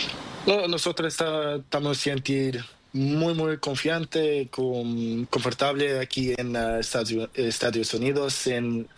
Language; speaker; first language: Spanish; non-native, learner; Portuguese